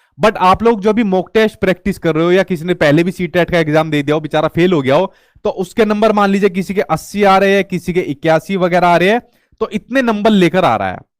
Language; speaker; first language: Hindi; native; Hindi